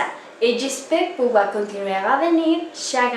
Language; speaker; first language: French; non-native, learner; Spanish